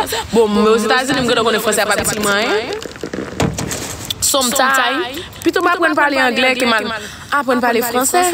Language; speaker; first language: French; non-native, learner; Haitian Creole